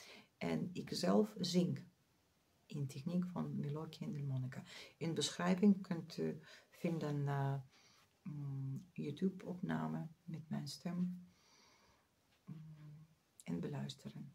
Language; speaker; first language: Dutch; non-native, fluent; Russian